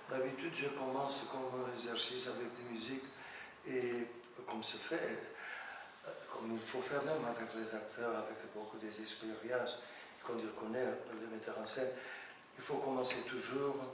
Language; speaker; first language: French; non-native, fluent; Portuguese